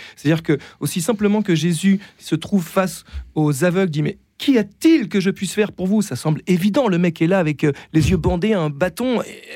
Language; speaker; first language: French; native; French